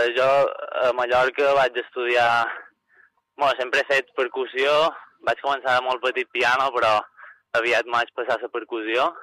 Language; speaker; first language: Catalan; native; Catalan